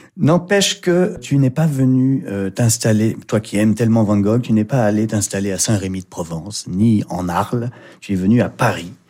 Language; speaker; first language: French; native; French